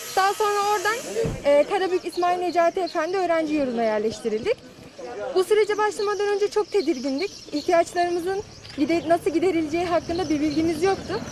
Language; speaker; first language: Turkish; native; Turkish